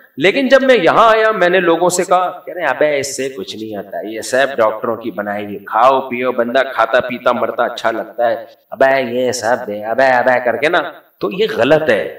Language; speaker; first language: Urdu; native; Urdu